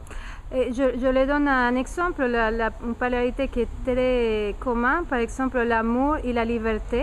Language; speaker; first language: French; non-native, fluent; Spanish